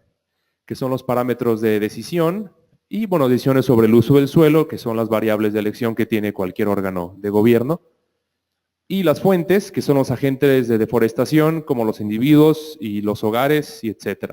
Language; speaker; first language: Spanish; native; Spanish